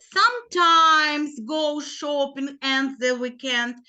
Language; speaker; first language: English; non-native, learner; Ukrainian